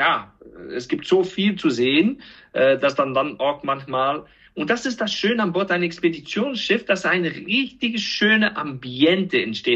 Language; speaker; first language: German; non-native, fluent; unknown